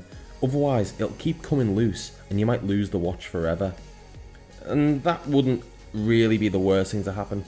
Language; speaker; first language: English; native; English